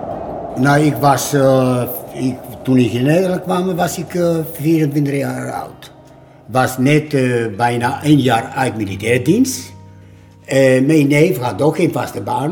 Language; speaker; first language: Dutch; non-native, learner; Italian